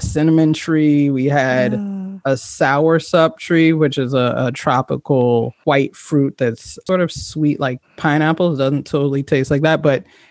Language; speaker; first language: English; native; English